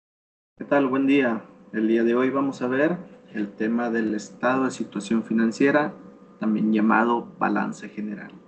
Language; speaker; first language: Spanish; native; Spanish